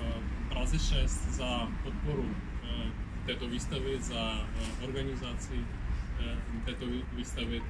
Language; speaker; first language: Czech; non-native, fluent; Ukrainian